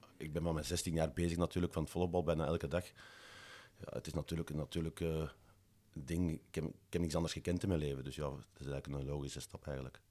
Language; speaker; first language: Dutch; native; Dutch